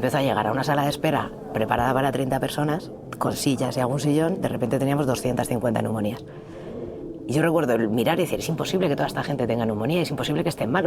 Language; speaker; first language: Spanish; native; Spanish